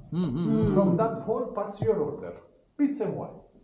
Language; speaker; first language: English; non-native, learner; Italian